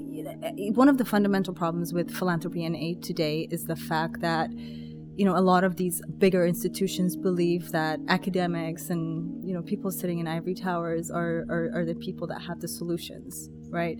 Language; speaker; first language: English; native; English